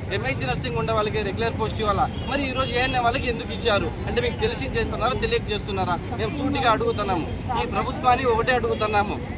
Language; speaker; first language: Telugu; native; Telugu